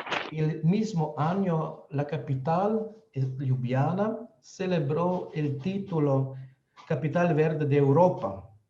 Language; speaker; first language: Spanish; non-native, fluent; Slovenian